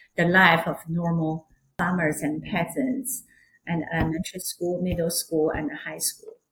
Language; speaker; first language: English; non-native, fluent; Chinese